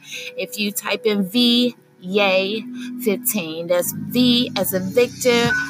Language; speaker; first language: English; native; English